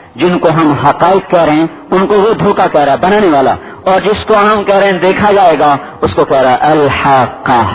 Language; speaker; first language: Urdu; non-native, local second language; Saraiki